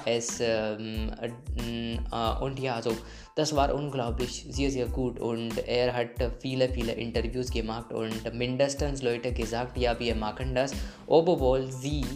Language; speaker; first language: German; non-native, learner; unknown